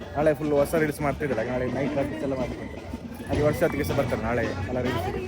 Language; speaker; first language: Kannada; non-native, local second language; Tulu